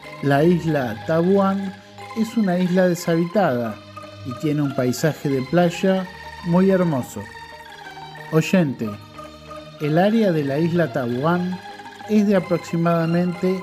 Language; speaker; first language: Spanish; non-native, fluent; Indonesian